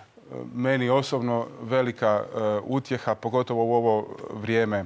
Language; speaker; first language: Croatian; native; Croatian